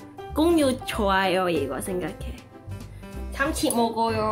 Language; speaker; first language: Korean; non-native, learner; Cantonese